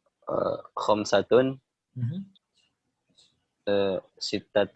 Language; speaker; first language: Arabic; non-native, learner; Indonesian